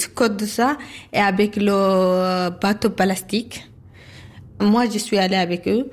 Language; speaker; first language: French; non-native, learner; Arabic